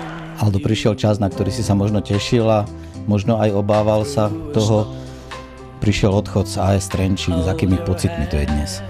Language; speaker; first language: Slovak; native; Slovak